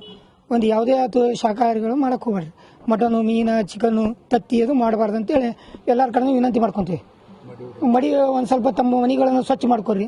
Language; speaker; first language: Kannada; native; Kannada